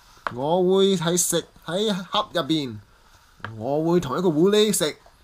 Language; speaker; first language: Cantonese; early bilingual, heritage; English